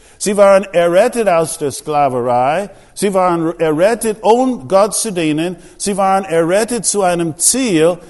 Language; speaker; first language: German; non-native, fluent; English